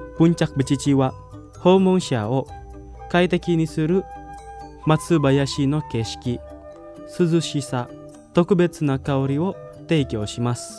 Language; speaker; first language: Japanese; non-native, fluent; Indonesian